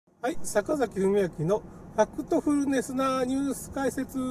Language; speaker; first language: Japanese; native; Japanese